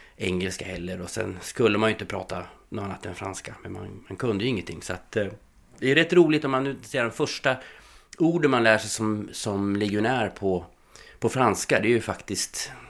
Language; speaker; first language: Swedish; native; Swedish